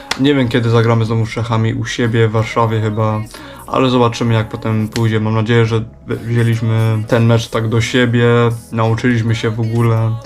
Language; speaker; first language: Polish; early bilingual, heritage; Polish